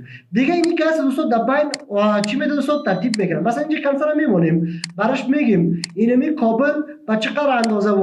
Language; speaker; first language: Persian; native; Persian